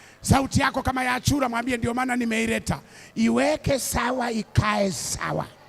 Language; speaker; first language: Swahili; native; Swahili